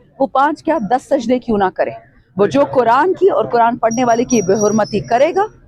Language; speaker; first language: Urdu; non-native, local second language; Pashto